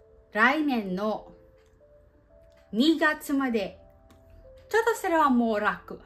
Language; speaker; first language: Japanese; non-native, learner; Filipino